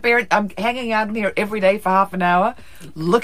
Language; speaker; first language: English; native; English